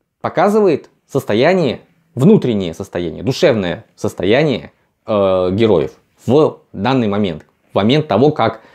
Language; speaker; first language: Russian; native; Russian